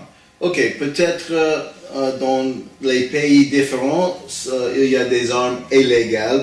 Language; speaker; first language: French; non-native, learner; English